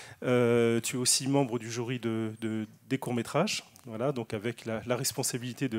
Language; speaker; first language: French; native; French